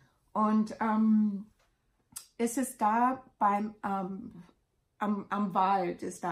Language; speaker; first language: German; non-native, learner; English